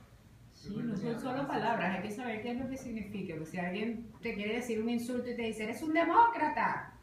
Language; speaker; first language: Spanish; native; Spanish